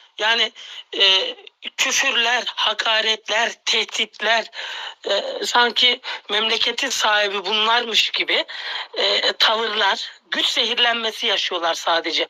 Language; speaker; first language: Turkish; native; Turkish